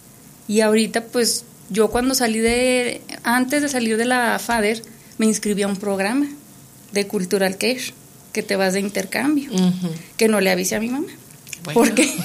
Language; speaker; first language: Spanish; native; Spanish